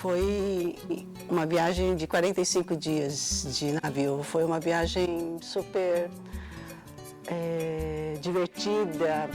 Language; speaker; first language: Portuguese; early bilingual, other home language; Cantonese